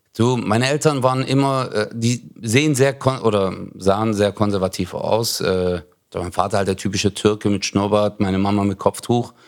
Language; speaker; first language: German; early bilingual, other home language; Turkish